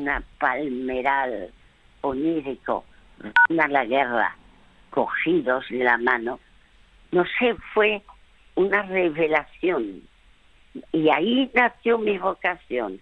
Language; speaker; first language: Spanish; early bilingual, other home language; French